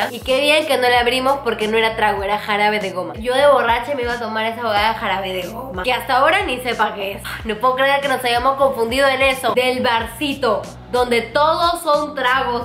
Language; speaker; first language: Spanish; native; Spanish